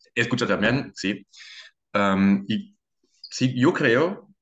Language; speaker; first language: Spanish; non-native, learner; German